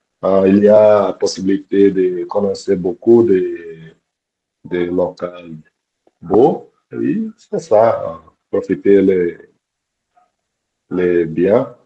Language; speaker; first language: French; non-native, learner; Portuguese